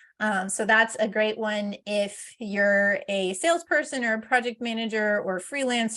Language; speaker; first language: English; native; English